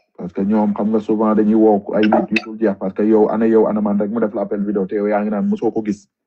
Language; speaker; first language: Wolof; non-native, local second language; Fula